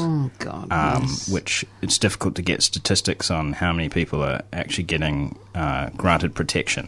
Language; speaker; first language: English; native; English